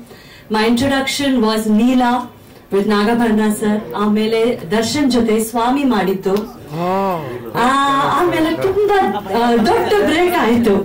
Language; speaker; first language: Kannada; non-native, fluent; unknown